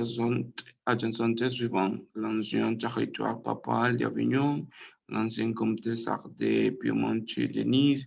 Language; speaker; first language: French; non-native, learner; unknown